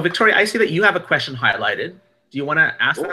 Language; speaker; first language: English; native; English